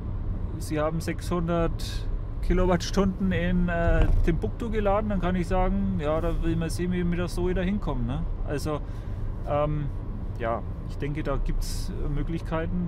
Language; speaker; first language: German; native; German